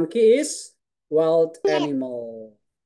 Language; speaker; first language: English; non-native, fluent; Indonesian